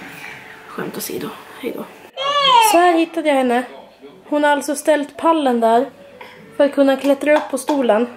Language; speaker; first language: Swedish; native; Swedish